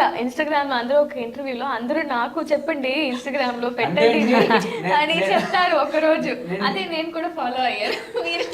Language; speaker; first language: Telugu; non-native, learner; Tamil